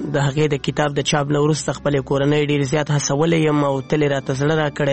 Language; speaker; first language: Pashto; non-native, local second language; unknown